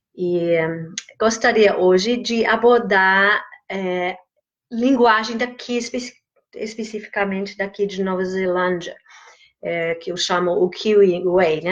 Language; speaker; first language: Portuguese; non-native, fluent; English